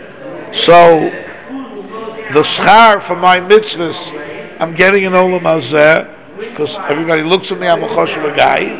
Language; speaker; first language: English; native; English